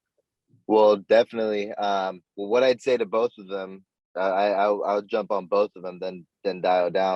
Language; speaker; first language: English; native; English